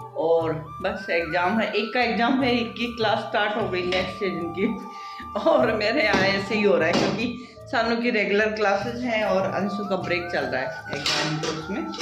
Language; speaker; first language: Hindi; native; Hindi